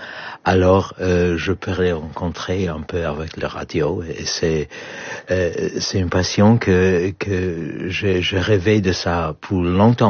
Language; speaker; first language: French; non-native, fluent; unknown